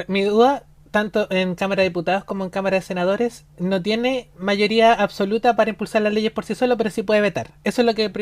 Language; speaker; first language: Spanish; native; Spanish